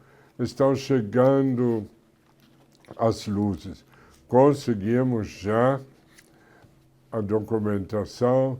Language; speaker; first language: Portuguese; non-native, fluent; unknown